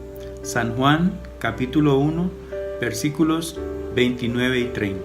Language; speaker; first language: Spanish; native; Spanish